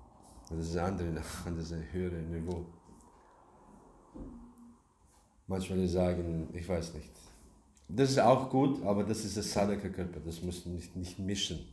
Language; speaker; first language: German; non-native, learner; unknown